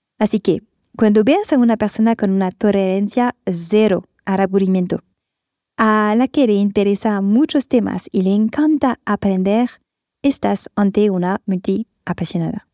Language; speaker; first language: Spanish; non-native, fluent; French